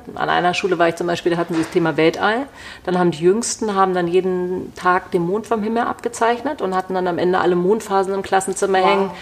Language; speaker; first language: German; native; German